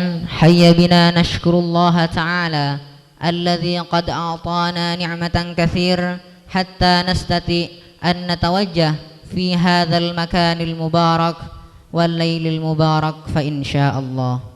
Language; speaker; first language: Arabic; non-native, learner; Indonesian